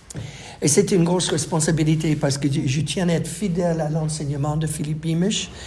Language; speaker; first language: French; non-native, fluent; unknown